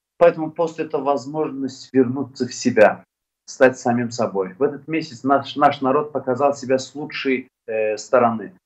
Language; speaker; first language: Russian; non-native, local second language; Azerbaijani